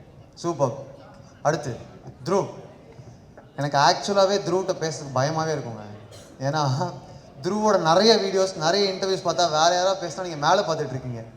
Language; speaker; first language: Tamil; native; Tamil